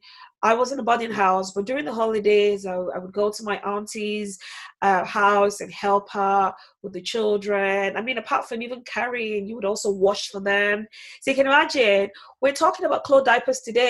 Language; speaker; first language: English; non-native, local second language; Yoruba